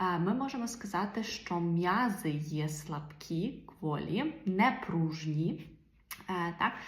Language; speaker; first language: Polish; non-native, learner; Ukrainian